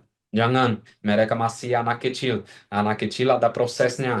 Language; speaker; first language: Indonesian; non-native, fluent; Portuguese